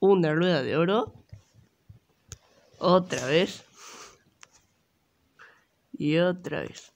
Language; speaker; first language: Spanish; native; Spanish